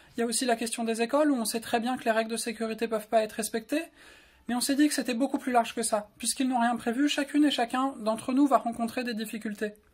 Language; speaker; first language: French; native; French